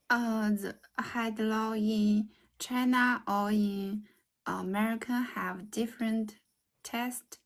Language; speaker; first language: English; non-native, learner; Chinese